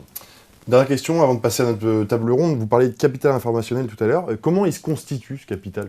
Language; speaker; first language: French; native; French